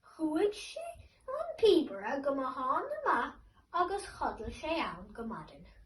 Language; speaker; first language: Irish; native; Irish